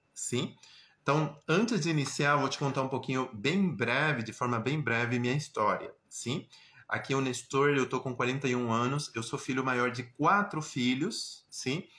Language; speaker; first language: Portuguese; non-native, fluent; Spanish